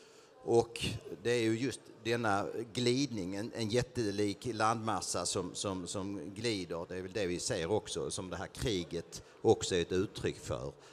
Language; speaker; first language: Swedish; native; Swedish